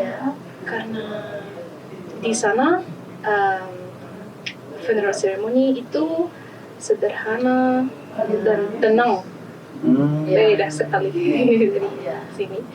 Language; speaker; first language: Indonesian; non-native, learner; Malagasy